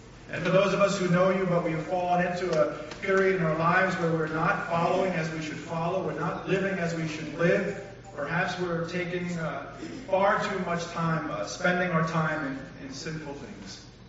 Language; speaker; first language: English; native; English